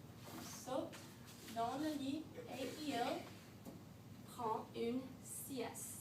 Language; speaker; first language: French; non-native, fluent; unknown